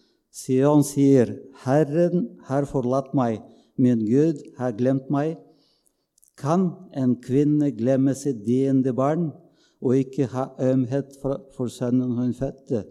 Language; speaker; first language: Norwegian; non-native, fluent; Bulgarian